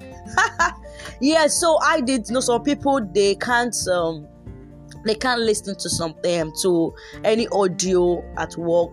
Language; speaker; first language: English; non-native, local second language; Yoruba